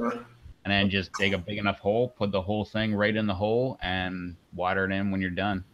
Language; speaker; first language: English; native; English